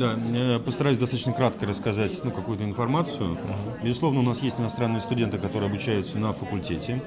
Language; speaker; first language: Russian; native; Russian